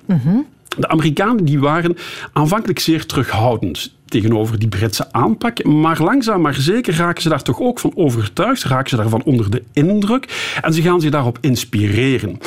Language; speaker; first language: Dutch; native; Dutch